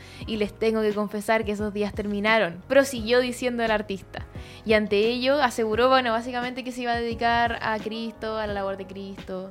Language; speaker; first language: Spanish; native; Spanish